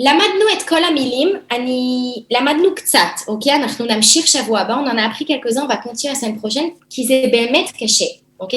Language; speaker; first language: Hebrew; non-native, fluent; French